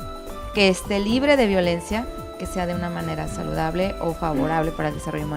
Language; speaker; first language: Spanish; native; Spanish